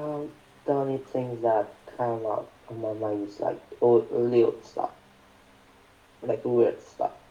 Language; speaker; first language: English; non-native, learner; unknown